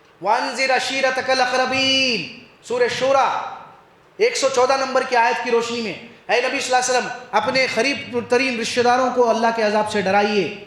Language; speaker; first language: Urdu; native; Urdu